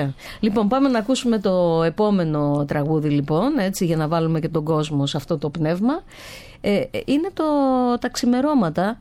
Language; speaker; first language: Greek; native; Greek